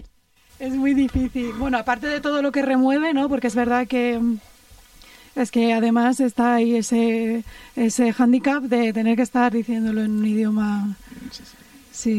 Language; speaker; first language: Spanish; native; Spanish